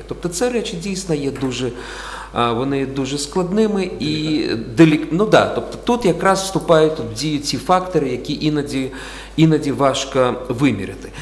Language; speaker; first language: Ukrainian; non-native, local second language; Russian